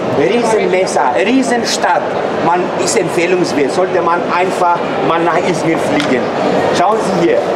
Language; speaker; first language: German; non-native, fluent; Turkish